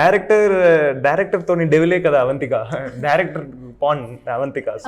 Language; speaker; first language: Telugu; non-native, local second language; Tamil